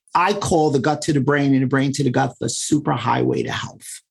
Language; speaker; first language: English; native; English